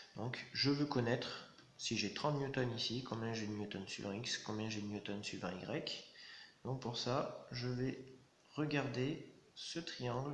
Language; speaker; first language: French; native; French